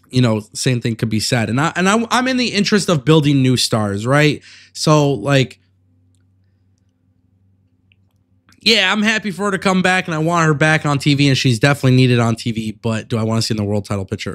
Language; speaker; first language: English; native; English